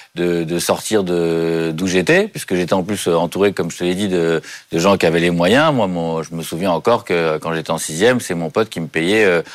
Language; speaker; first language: French; native; French